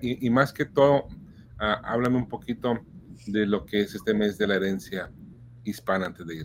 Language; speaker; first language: Spanish; native; Spanish